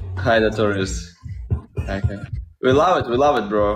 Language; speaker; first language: English; non-native, learner; Russian